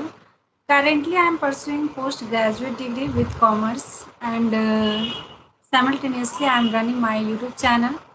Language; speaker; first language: English; non-native, learner; Hindi